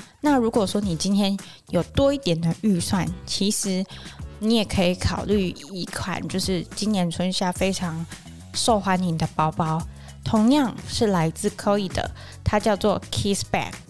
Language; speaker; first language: Chinese; native; Chinese